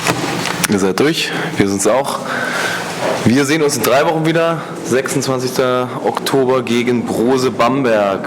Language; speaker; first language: German; native; German